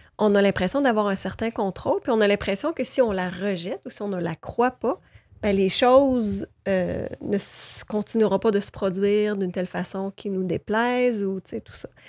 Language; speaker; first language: French; native; French